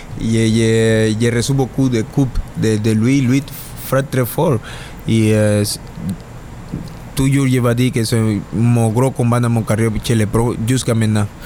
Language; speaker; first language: French; non-native, learner; Spanish